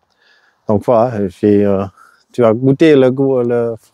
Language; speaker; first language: French; non-native, local second language; Dutch